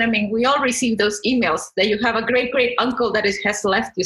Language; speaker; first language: English; non-native, fluent; Spanish